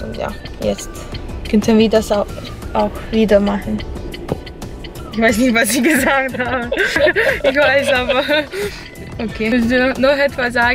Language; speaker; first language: German; non-native, fluent; Bosnian